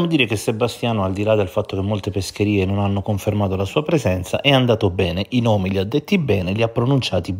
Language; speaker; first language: Italian; native; Italian